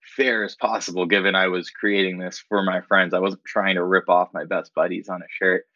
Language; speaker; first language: English; native; English